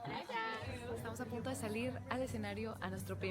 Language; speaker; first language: Spanish; native; Spanish